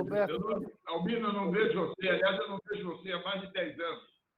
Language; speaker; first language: Portuguese; native; Portuguese